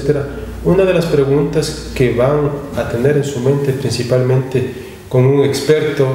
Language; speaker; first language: Spanish; native; Spanish